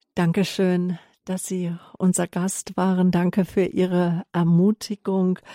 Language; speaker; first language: German; native; German